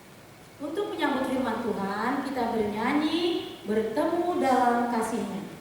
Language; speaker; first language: Indonesian; native; Indonesian